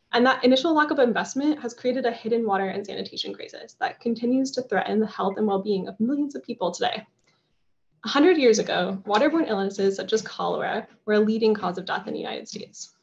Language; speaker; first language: English; native; English